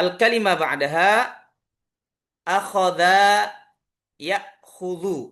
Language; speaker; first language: Arabic; non-native, fluent; Indonesian